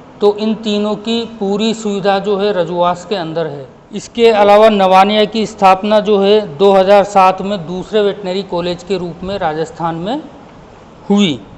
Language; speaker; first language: Hindi; native; Hindi